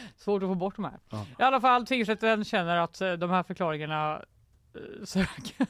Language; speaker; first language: Swedish; native; Swedish